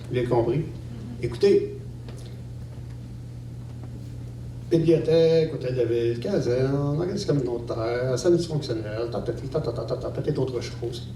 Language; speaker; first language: French; native; French